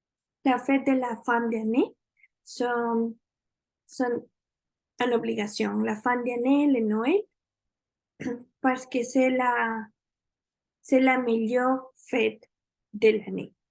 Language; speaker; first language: French; non-native, learner; Spanish